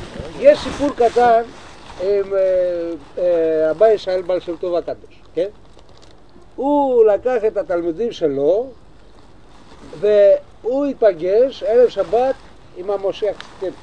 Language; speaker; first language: Hebrew; non-native, learner; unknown